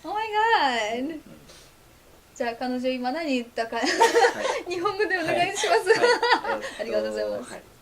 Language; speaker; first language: Japanese; non-native, fluent; Polish